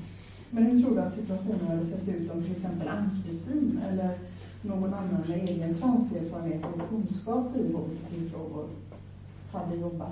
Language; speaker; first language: Swedish; native; Swedish